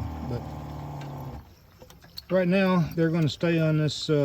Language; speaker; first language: English; native; English